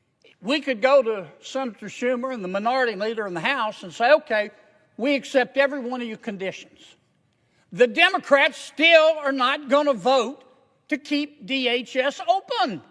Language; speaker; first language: English; native; English